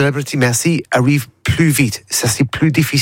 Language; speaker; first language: French; non-native, learner; English